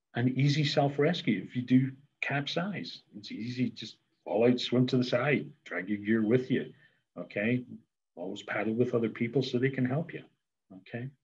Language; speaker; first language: English; native; English